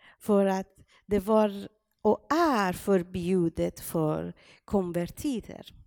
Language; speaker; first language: Swedish; non-native, fluent; Persian